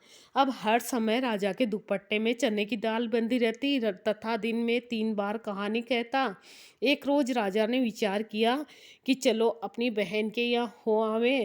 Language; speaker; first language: Hindi; native; Hindi